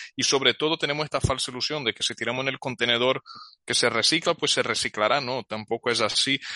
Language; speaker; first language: Spanish; non-native, fluent; Portuguese